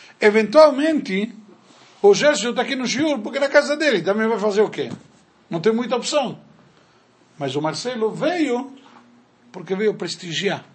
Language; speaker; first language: Portuguese; non-native, fluent; Spanish